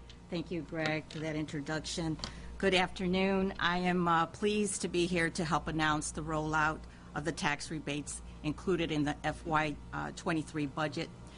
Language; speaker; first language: English; early bilingual, other home language; Spanish